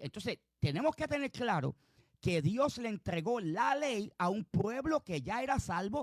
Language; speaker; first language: Spanish; native; Spanish